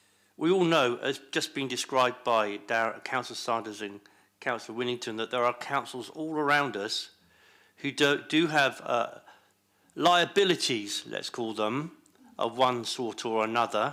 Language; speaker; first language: English; native; English